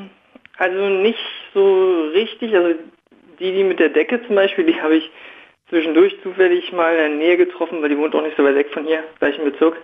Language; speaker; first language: German; native; German